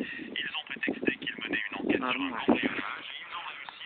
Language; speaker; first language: French; native; French